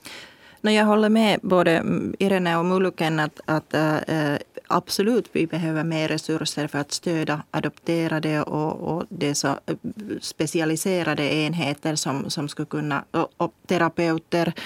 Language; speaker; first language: Swedish; non-native, local second language; Finnish